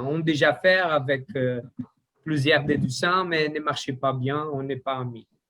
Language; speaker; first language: French; non-native, learner; Portuguese